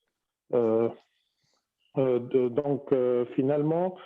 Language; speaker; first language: French; non-native, fluent; Arabic